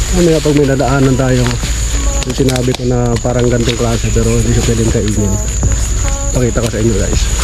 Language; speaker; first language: Filipino; non-native, local second language; Cebuano